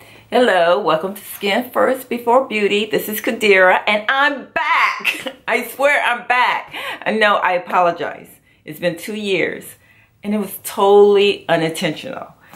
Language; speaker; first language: English; native; English